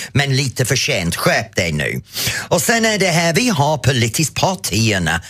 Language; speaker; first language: Swedish; non-native, fluent; English